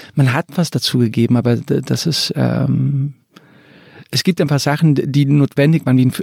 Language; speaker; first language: German; early bilingual, other home language; Croatian